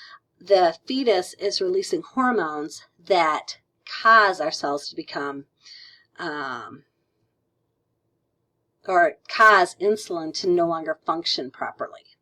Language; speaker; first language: English; native; English